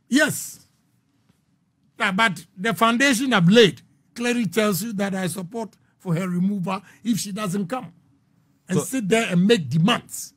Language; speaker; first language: English; non-native, local second language; Akan